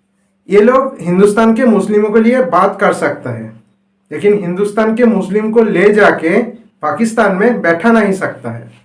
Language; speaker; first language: Hindi; non-native, local second language; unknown